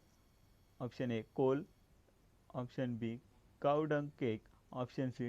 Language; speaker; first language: English; non-native, local second language; Marathi